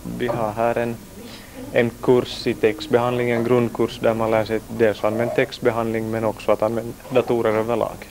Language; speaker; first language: Swedish; native; Swedish